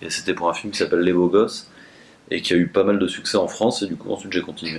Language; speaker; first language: French; native; French